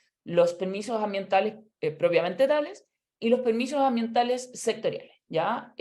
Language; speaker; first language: Spanish; native; Spanish